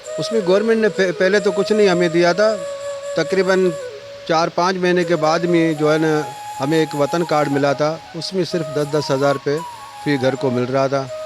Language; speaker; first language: Urdu; non-native, local second language; Sindhi